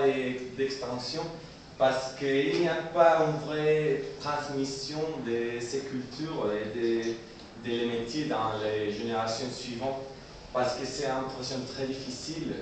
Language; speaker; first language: French; non-native, learner; Spanish